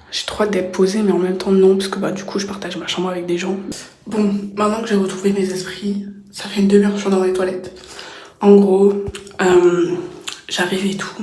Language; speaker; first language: French; native; French